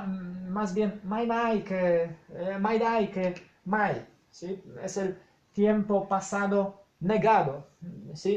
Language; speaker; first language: Spanish; non-native, fluent; Polish